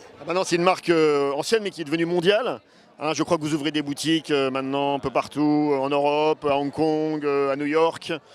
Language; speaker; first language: French; native; French